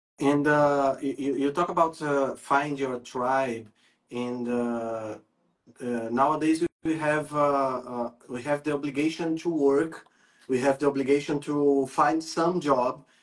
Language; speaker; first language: English; non-native, fluent; Portuguese